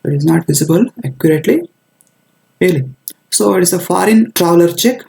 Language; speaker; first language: English; non-native, local second language; Kannada